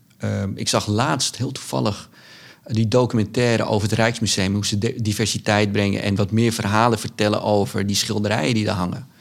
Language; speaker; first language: Dutch; early bilingual, other home language; Sranan Tongo